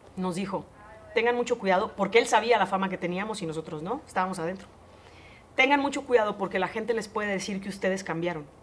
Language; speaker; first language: Spanish; native; Spanish